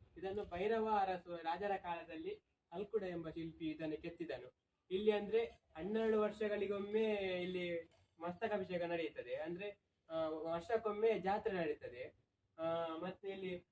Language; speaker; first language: Kannada; non-native, local second language; Tulu